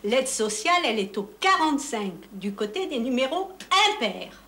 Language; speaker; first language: French; native; French